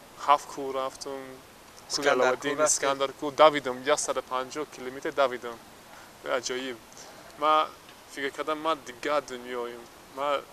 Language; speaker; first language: Persian; non-native, learner; English